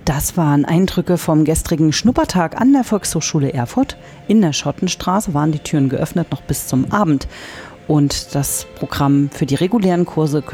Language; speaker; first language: German; native; German